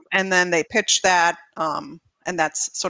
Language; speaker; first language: English; non-native, fluent; German